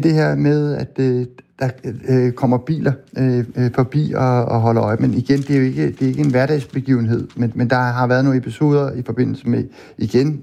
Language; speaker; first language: Danish; native; Danish